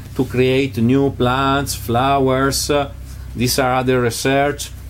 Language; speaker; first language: English; non-native, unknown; Italian